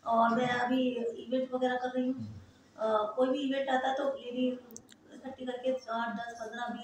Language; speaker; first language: Hindi; native; Hindi